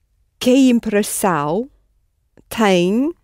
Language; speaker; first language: Portuguese; non-native, learner; English